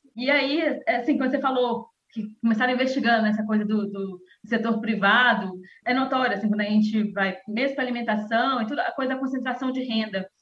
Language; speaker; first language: Portuguese; native; Portuguese